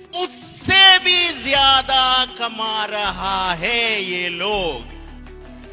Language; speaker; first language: Hindi; non-native, fluent; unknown